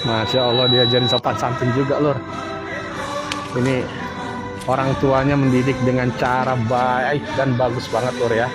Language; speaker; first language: Indonesian; native; Indonesian